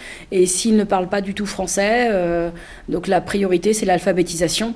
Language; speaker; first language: French; native; French